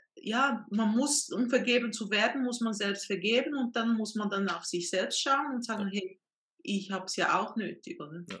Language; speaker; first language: German; non-native, fluent; Portuguese